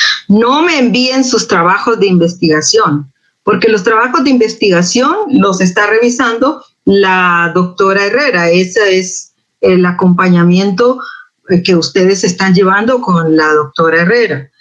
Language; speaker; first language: Spanish; native; Spanish